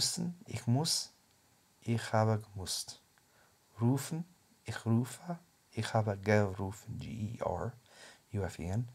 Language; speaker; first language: German; non-native, fluent; English